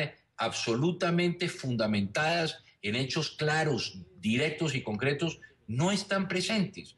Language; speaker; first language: Spanish; native; Spanish